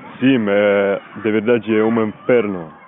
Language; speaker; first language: Portuguese; non-native, learner; Spanish